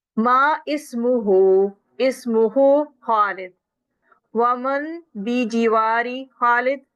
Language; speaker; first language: Arabic; non-native, fluent; Urdu